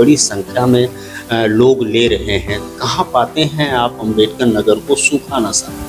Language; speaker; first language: Hindi; native; Hindi